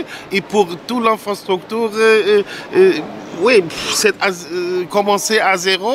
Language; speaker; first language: French; non-native, fluent; German